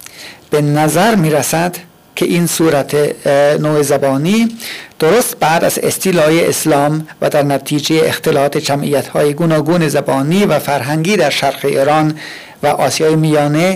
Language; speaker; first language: Persian; non-native, fluent; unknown